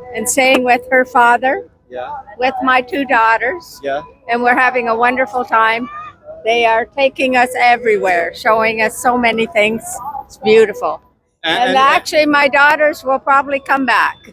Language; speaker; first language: English; native; English